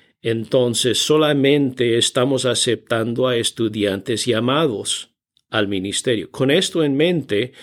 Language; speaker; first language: Spanish; non-native, fluent; English